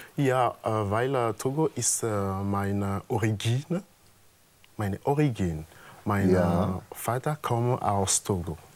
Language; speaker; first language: German; non-native, learner; French